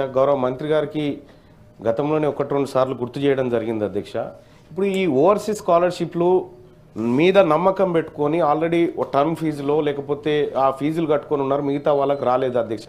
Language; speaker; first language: Telugu; native; Telugu